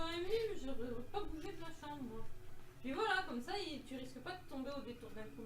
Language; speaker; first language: French; native; French